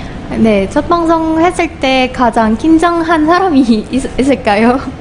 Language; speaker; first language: Korean; non-native, fluent; Indonesian